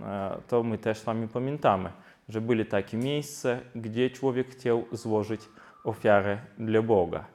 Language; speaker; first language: Polish; non-native, fluent; Ukrainian